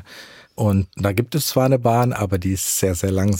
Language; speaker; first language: German; early bilingual, heritage; German